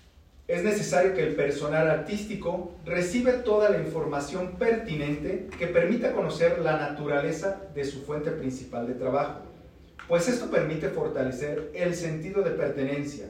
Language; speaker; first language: Spanish; native; Spanish